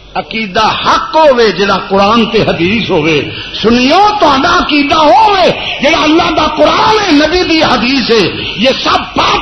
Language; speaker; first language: Urdu; non-native, local second language; Punjabi